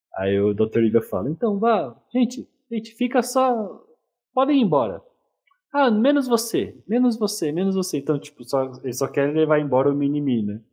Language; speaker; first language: Portuguese; native; Portuguese